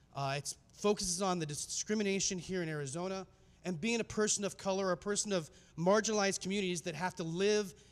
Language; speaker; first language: English; native; English